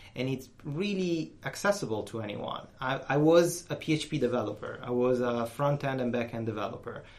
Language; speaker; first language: English; non-native, fluent; Italian